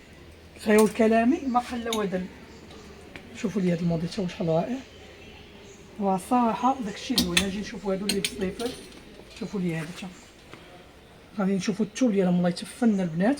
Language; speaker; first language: Arabic; native; Arabic